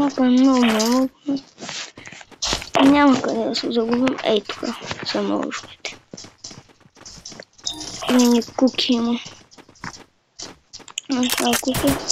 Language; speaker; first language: Bulgarian; native; Bulgarian